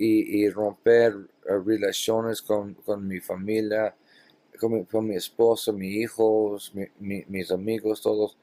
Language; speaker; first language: Spanish; non-native, learner; English